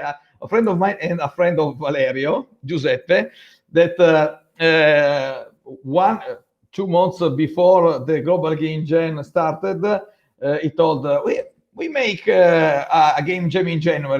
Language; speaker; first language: English; non-native, fluent; Italian